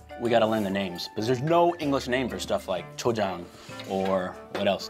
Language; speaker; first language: English; native; English